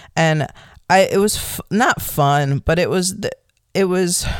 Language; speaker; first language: English; native; English